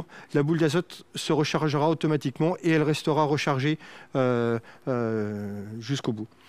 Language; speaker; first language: French; native; French